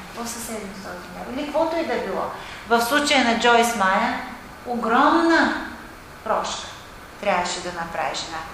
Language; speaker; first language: Bulgarian; native; Bulgarian